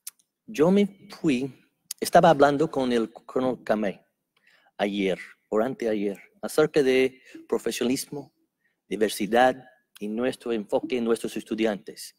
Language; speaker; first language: Spanish; non-native, fluent; English